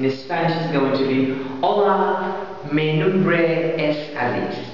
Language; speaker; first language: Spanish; non-native, learner; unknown